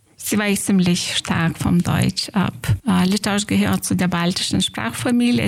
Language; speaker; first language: German; non-native, fluent; Lithuanian